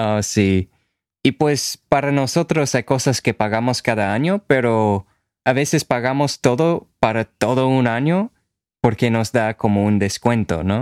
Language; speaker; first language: Spanish; non-native, fluent; English